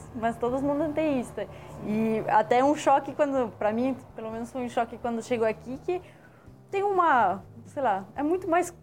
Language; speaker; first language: Portuguese; non-native, fluent; French